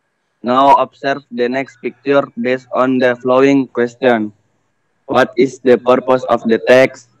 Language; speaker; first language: English; non-native, learner; Indonesian